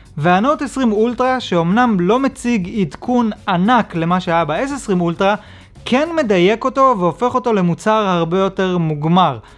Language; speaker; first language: Hebrew; native; Hebrew